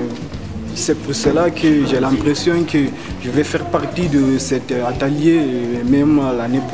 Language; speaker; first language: French; non-native, learner; Southern Sotho